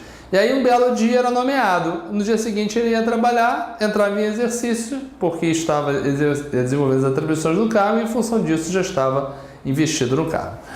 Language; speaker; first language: Portuguese; native; Portuguese